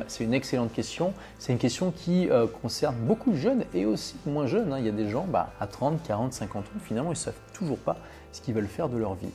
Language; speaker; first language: French; native; French